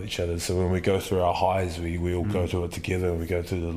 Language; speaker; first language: English; native; English